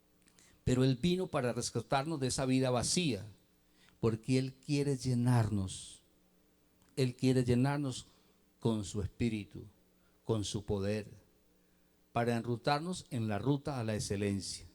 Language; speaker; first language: Spanish; native; Spanish